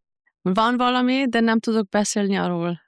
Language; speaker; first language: Hungarian; non-native, fluent; German